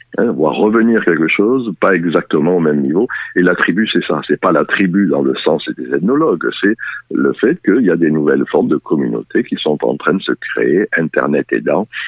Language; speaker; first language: French; native; French